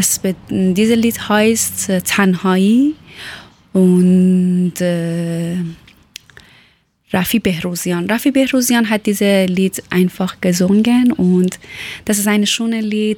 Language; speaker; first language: German; non-native, learner; Persian